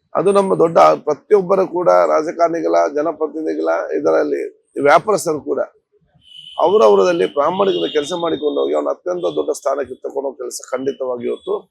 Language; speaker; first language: Kannada; non-native, local second language; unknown